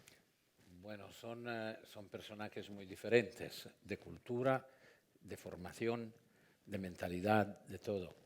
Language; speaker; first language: Spanish; non-native, fluent; Italian